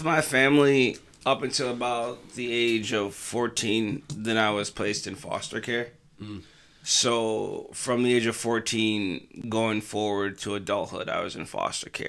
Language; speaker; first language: English; native; English